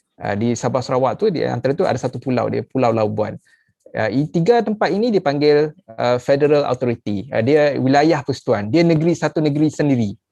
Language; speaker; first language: Malay; native; Malay